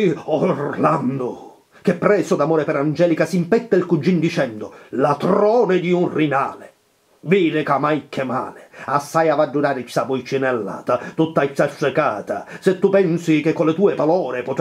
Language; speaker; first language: Italian; native; Italian